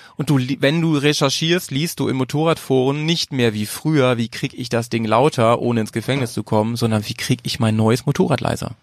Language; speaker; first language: German; native; German